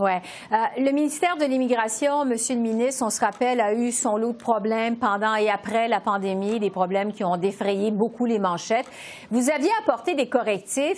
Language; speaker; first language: French; native; French